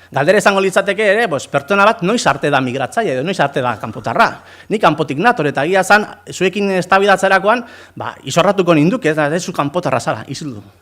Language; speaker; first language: Basque; non-native, fluent; Spanish